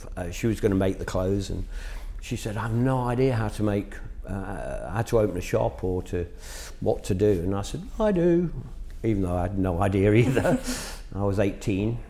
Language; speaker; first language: English; native; English